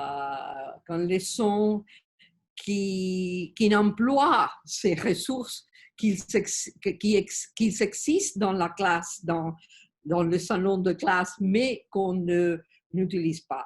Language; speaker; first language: French; non-native, learner; Spanish